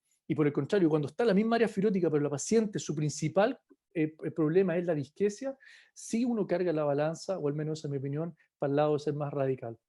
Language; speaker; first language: Spanish; native; Spanish